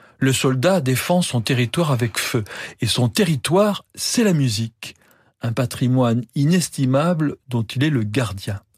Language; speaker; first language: French; native; French